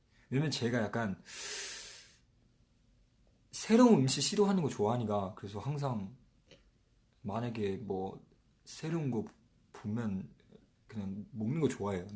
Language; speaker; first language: Korean; non-native, fluent; Chinese